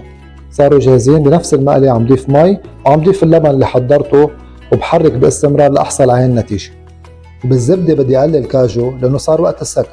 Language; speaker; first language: Arabic; native; Arabic